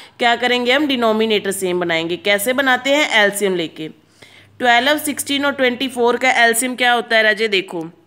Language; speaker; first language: Hindi; non-native, local second language; Punjabi